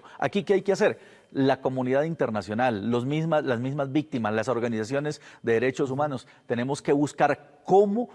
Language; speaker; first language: Spanish; native; Spanish